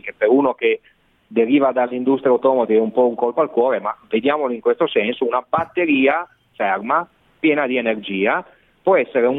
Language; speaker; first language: Italian; native; Italian